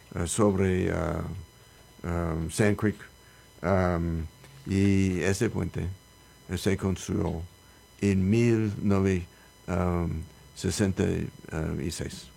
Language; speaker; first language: Spanish; non-native, learner; English